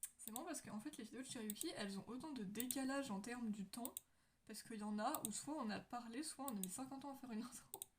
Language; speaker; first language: French; native; French